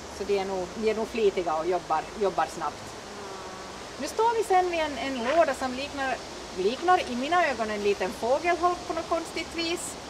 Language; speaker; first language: Swedish; native; Swedish